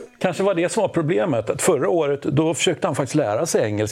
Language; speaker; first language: Swedish; native; Swedish